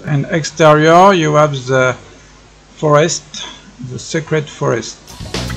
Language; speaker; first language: English; non-native, learner; French